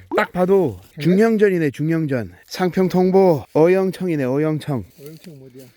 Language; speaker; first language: Korean; non-native, fluent; English